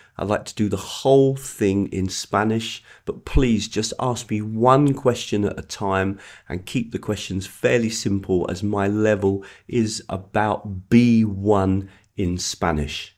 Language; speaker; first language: English; native; English